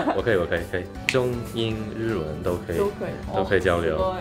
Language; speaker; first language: Chinese; non-native, fluent; English